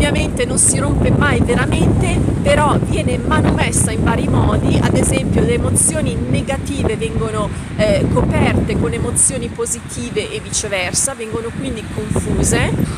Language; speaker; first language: Italian; native; Italian